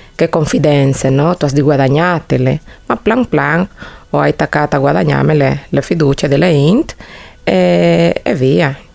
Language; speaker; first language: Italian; non-native, fluent; Spanish